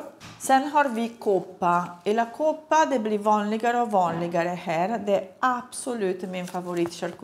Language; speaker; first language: Swedish; non-native, fluent; Italian